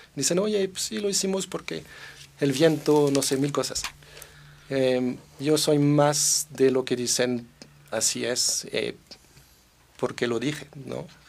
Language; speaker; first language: Spanish; non-native, fluent; French